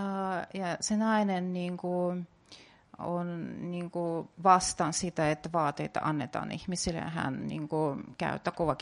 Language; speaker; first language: Finnish; non-native, fluent; Russian